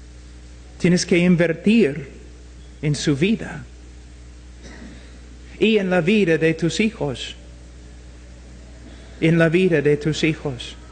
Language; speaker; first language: Spanish; non-native, fluent; English